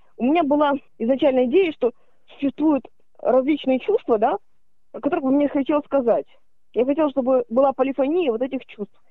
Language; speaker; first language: Russian; native; Russian